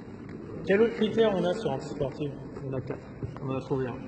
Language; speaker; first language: French; native; French